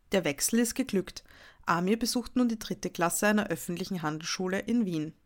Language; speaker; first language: German; native; German